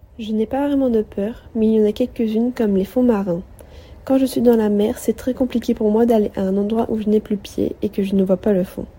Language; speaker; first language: French; native; French